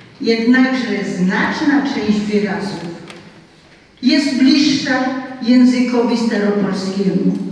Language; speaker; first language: Polish; native; Polish